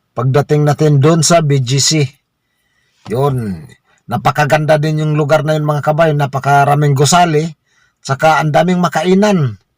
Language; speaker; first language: Filipino; non-native, local second language; Cebuano